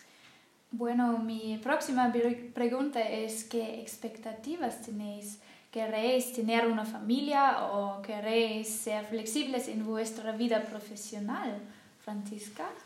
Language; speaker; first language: Spanish; non-native, learner; German